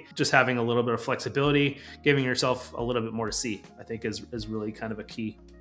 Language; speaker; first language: English; native; English